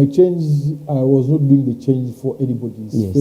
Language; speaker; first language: English; non-native, local second language; Swahili